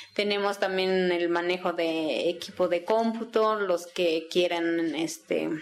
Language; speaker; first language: Spanish; non-native, local second language; Tzeltal